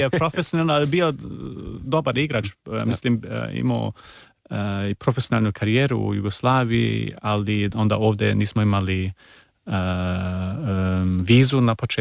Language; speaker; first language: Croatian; early bilingual, heritage; Serbian